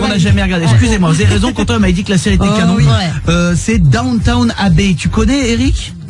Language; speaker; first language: French; native; French